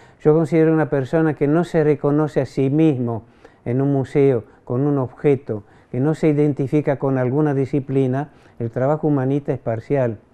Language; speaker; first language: Spanish; non-native, fluent; French